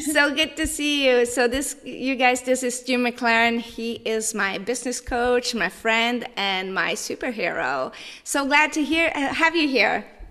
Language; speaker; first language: English; non-native, fluent; Norwegian